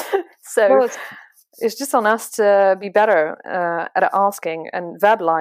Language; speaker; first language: English; non-native, fluent; French